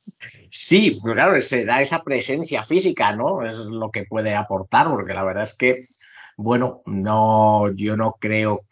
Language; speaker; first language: Spanish; native; Spanish